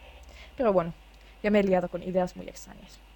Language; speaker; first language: Spanish; non-native, fluent; Finnish